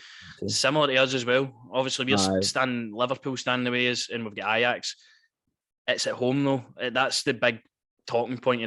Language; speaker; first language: English; native; English